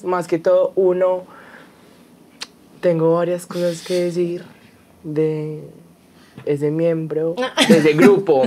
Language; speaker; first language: Spanish; native; Spanish